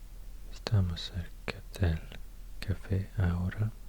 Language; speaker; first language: Spanish; non-native, learner; Swedish